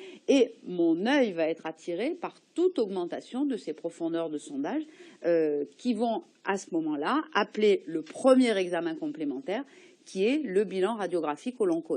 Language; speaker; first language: French; native; French